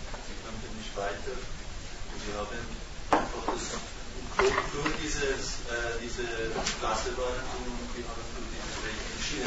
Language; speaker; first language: German; non-native, learner; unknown